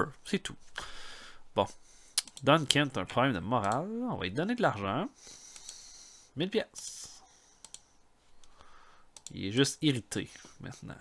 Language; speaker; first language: French; native; French